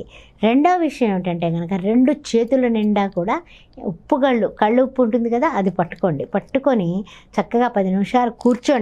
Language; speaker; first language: Telugu; native; Telugu